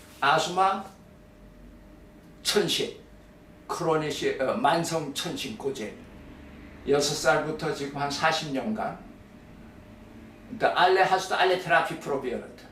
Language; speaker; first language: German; non-native, learner; Korean